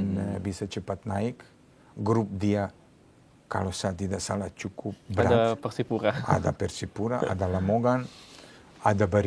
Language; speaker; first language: Indonesian; non-native, fluent; Serbian